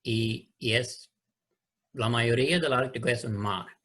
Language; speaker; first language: Spanish; non-native, learner; Swedish